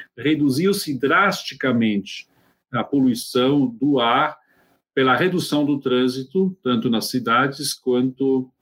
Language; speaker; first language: Portuguese; non-native, fluent; Swiss German